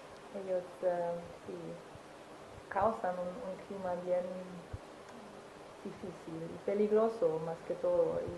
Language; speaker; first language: Spanish; non-native, fluent; German